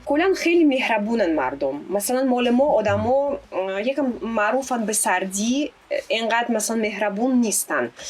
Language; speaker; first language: Persian; non-native, fluent; Russian